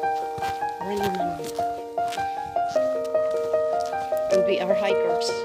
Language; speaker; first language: English; non-native, local second language; Filipino